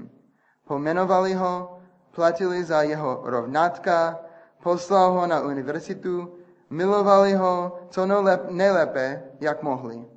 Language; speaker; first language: Czech; non-native, fluent; English